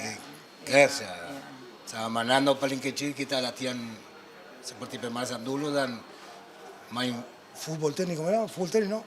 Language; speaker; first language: Indonesian; non-native, fluent; Spanish